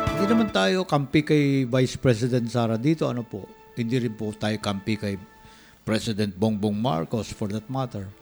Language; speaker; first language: Filipino; non-native, local second language; Cebuano